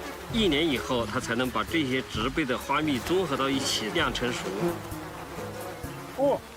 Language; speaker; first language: Chinese; native; Chinese